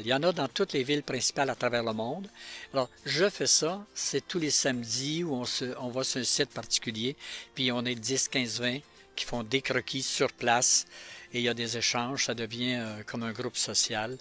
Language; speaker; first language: French; native; French